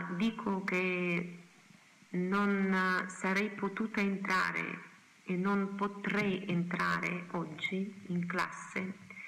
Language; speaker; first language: Italian; non-native, fluent; Kazakh